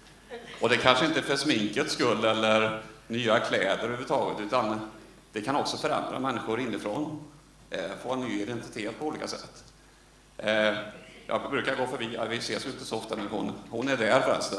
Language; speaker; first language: Swedish; native; Swedish